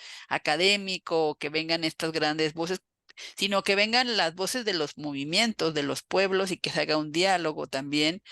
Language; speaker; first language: Spanish; native; Spanish